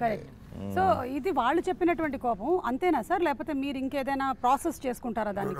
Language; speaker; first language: Telugu; native; Telugu